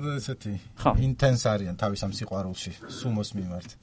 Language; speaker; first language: Georgian; native; Georgian